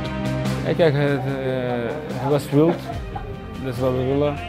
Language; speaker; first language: Dutch; non-native, fluent; Armenian